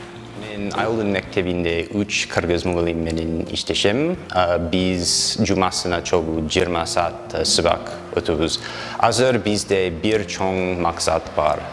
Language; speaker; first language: Kyrgyz; non-native, learner; English